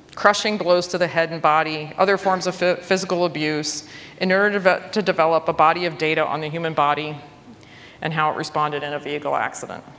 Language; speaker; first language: English; native; English